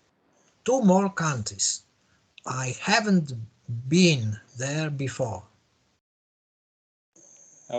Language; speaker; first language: English; non-native, learner; Polish